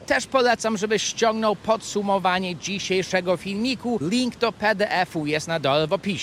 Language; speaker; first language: Polish; non-native, fluent; English